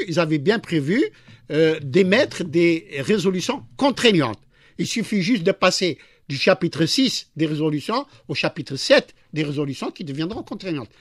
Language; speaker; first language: French; non-native, local second language; Arabic